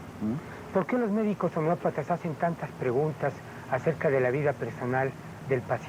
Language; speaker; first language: Spanish; native; Spanish